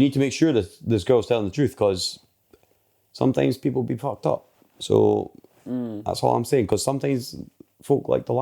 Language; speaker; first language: English; native; English